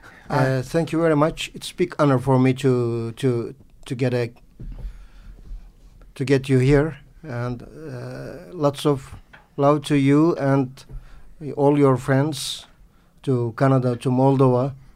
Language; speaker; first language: English; non-native, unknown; Turkish